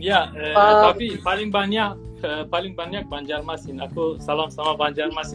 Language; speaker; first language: Indonesian; non-native, fluent; Turkish